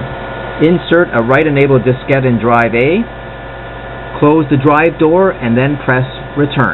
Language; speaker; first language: English; native; English